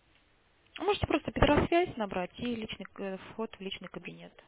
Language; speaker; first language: Russian; native; Russian